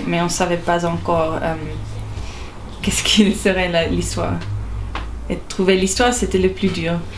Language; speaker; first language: French; non-native, local second language; German